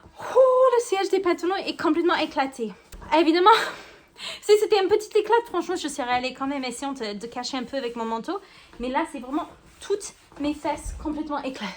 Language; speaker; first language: French; non-native, fluent; English